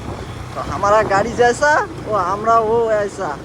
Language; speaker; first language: Hindi; non-native, learner; Bangla